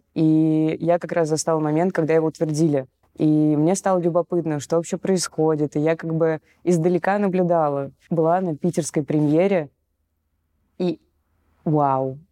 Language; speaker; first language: Russian; native; Russian